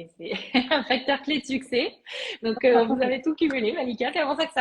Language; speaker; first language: French; native; French